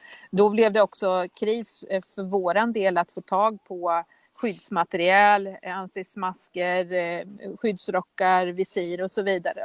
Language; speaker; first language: Swedish; native; Swedish